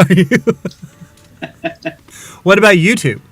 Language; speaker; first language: English; native; English